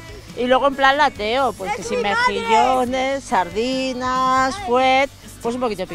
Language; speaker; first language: Spanish; native; Spanish